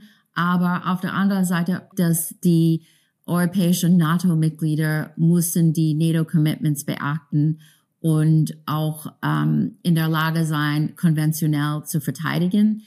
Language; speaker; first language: German; non-native, fluent; English